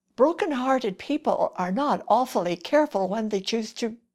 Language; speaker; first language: English; native; English